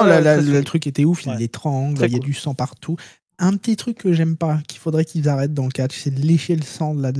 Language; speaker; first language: French; native; French